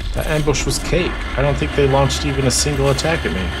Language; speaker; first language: English; native; English